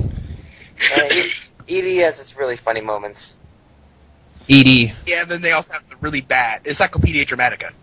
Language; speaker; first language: English; native; English